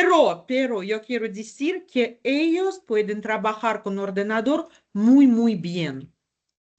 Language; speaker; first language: Spanish; non-native, learner; Russian